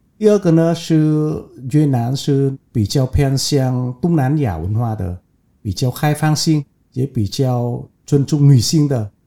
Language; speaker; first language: Chinese; non-native, fluent; Vietnamese